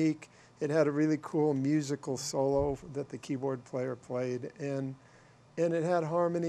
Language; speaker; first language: English; native; English